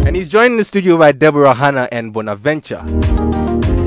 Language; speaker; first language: English; non-native, local second language; Akan